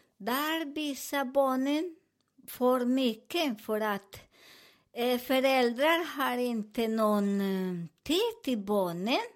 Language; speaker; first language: Swedish; non-native, learner; Spanish